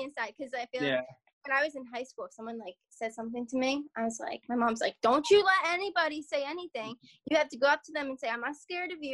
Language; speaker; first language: English; native; English